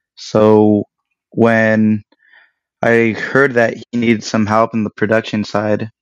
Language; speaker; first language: English; early bilingual, other home language; Spanish